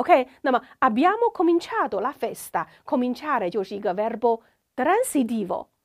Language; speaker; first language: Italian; non-native, fluent; Chinese